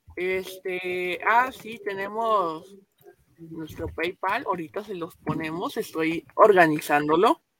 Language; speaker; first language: Spanish; native; Spanish